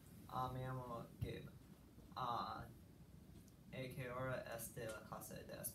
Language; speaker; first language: Spanish; non-native, learner; English